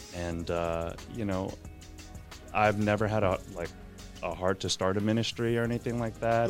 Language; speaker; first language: English; native; English